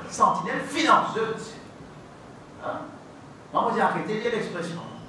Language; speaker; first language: French; non-native, local second language; Morisyen